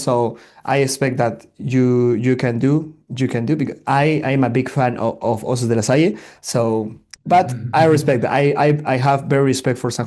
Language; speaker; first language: English; non-native, learner; Spanish